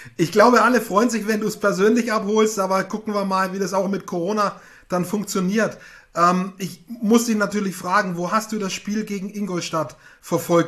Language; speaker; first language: German; native; German